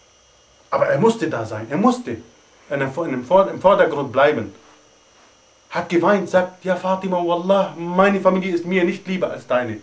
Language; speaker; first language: German; non-native, fluent; Arabic